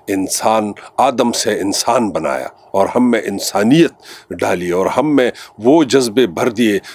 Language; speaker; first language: Urdu; non-native, local second language; Pashto